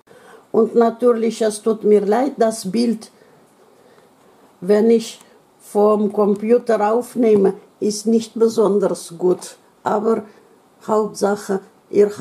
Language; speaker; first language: German; non-native, learner; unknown